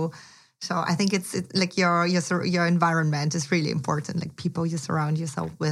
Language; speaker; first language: English; non-native, fluent; Ukrainian